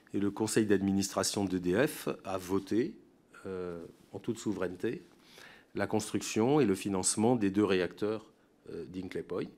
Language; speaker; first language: French; native; French